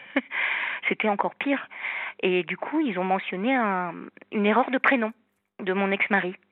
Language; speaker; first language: French; native; French